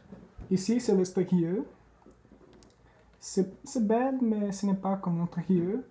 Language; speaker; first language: French; non-native, fluent; Portuguese